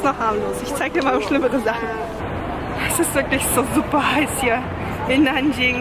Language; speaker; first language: German; native; German